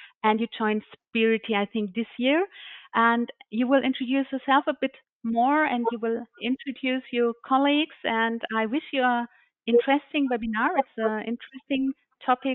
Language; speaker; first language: English; non-native, fluent; German